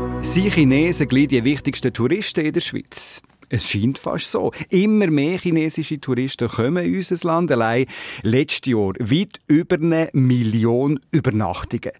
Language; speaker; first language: German; native; German